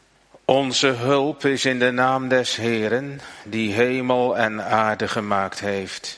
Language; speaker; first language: Dutch; native; Dutch